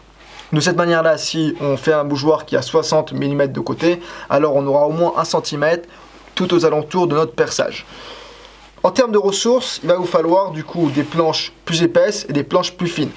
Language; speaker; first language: French; native; French